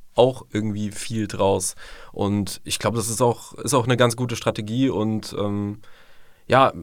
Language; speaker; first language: German; native; German